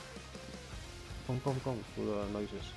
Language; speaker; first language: English; non-native, learner; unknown